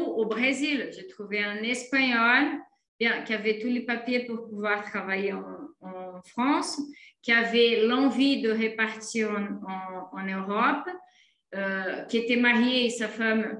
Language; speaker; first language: French; non-native, fluent; Portuguese